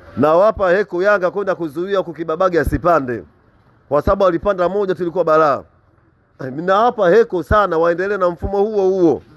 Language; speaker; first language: Swahili; native; Swahili